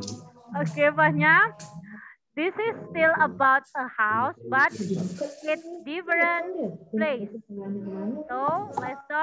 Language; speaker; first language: English; non-native, learner; Indonesian